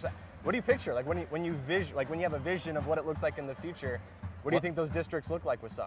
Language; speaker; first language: English; native; English